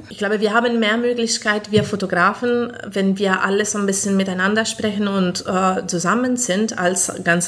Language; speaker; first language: German; non-native, fluent; Italian